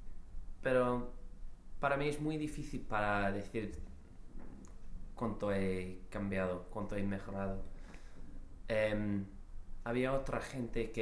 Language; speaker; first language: Spanish; non-native, fluent; English